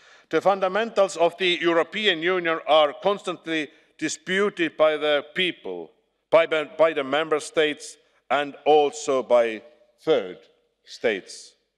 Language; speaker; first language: English; non-native, fluent; Estonian